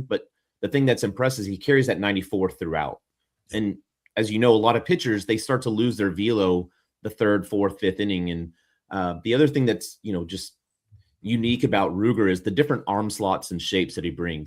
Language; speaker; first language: English; native; English